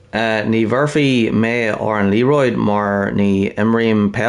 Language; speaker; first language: Irish; non-native, learner; English